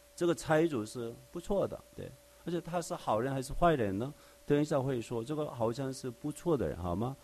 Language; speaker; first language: Chinese; non-native, fluent; Korean